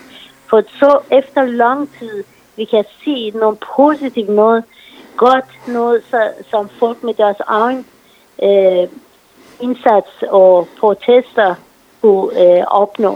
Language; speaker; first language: Danish; non-native, fluent; Persian